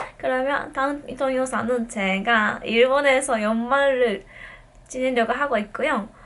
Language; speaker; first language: Korean; non-native, fluent; Japanese